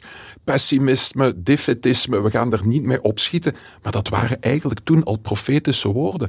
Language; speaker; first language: Dutch; native; Dutch